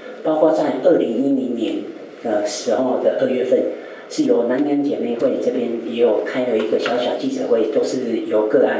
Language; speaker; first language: Chinese; native; Chinese